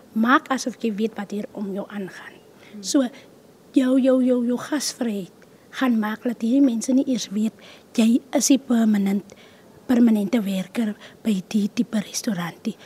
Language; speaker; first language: Afrikaans; native; Afrikaans